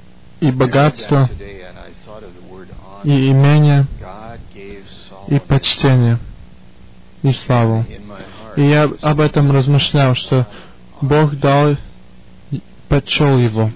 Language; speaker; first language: Russian; early bilingual, heritage; Russian